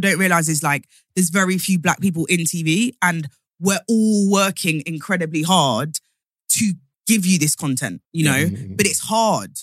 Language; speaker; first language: English; native; English